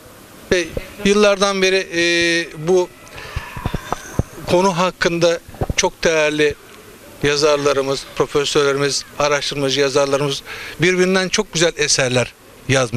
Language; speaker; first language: Turkish; native; Turkish